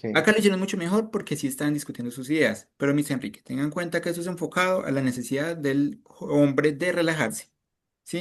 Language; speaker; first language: Spanish; native; Spanish